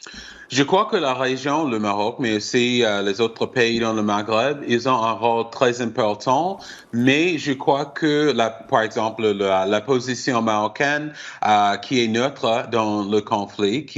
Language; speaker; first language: French; non-native, fluent; English